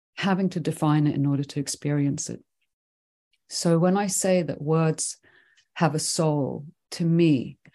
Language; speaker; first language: English; early bilingual, other home language; Swedish